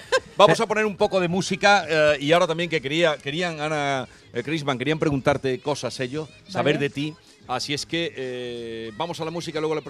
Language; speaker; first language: Spanish; native; Spanish